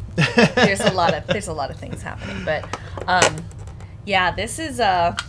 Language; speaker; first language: English; native; English